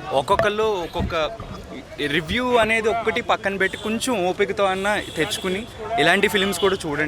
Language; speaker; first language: Telugu; native; Telugu